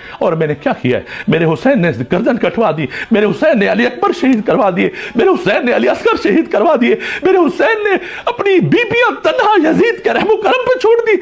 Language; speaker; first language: Urdu; non-native, local second language; Saraiki